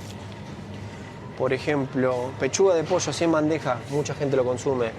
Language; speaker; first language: Spanish; native; Spanish